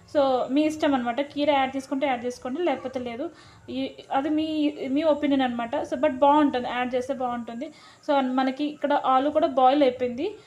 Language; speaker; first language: Telugu; non-native, local second language; Lambadi